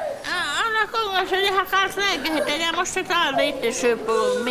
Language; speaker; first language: Swedish; non-native, learner; Finnish